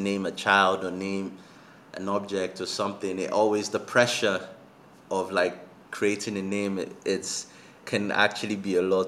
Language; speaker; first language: English; non-native, local second language; Yoruba